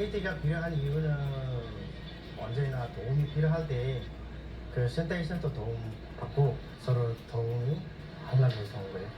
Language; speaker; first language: Korean; non-native, learner; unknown